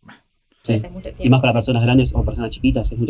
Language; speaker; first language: Spanish; native; Spanish